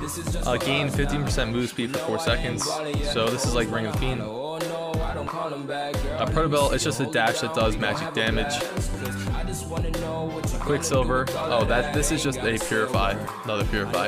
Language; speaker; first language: English; native; English